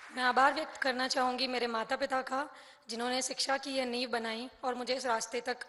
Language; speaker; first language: Hindi; native; Hindi